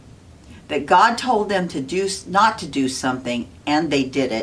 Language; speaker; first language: English; native; English